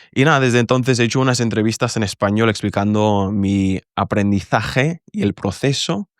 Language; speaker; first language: Spanish; non-native, fluent; English